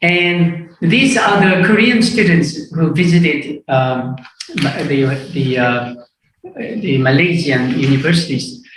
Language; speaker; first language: English; non-native, fluent; Korean